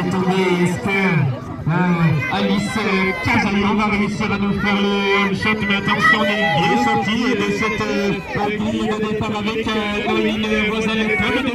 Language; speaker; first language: French; native; French